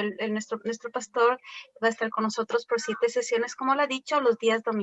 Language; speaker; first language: Spanish; native; Spanish